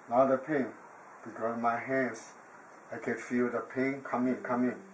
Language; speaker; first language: English; non-native, learner; Chinese